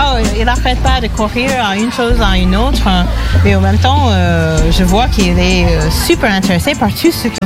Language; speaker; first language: French; non-native, fluent; English